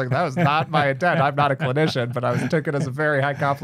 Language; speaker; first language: English; native; English